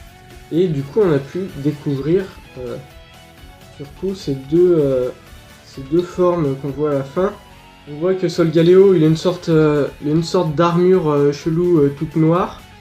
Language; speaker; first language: French; native; French